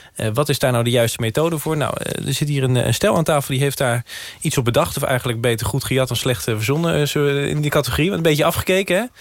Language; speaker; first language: Dutch; native; Dutch